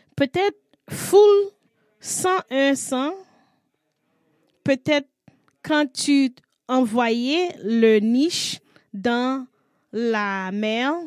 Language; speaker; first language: French; non-native, learner; English